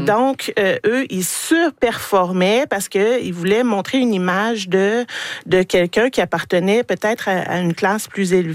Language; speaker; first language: French; native; French